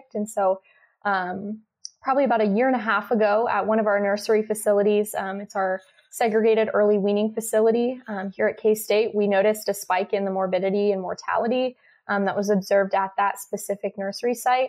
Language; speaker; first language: English; native; English